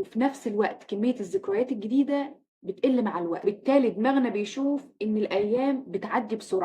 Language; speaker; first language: Arabic; native; Arabic